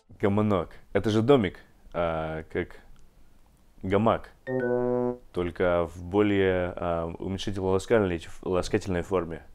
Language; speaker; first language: Russian; non-native, fluent; English